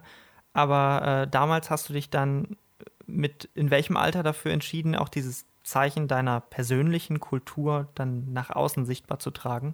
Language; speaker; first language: German; native; German